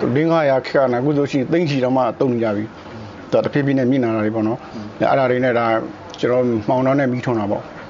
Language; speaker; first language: Burmese; native; Burmese